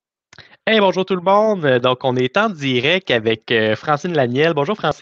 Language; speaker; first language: French; native; French